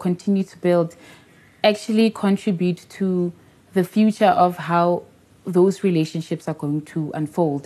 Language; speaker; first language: English; non-native, local second language; Tswana